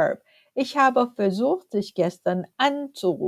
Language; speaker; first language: German; non-native, fluent; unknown